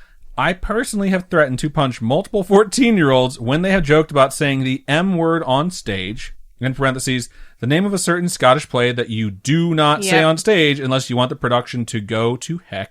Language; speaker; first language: English; native; English